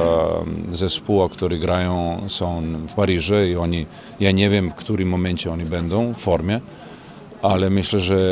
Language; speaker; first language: Polish; non-native, learner; Serbian